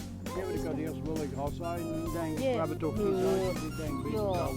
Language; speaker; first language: Dutch; native; Dutch